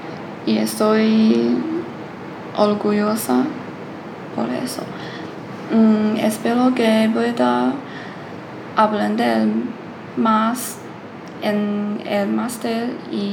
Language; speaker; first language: Spanish; non-native, learner; Chinese